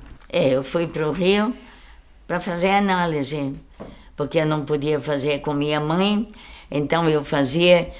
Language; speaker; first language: Portuguese; early bilingual, other home language; German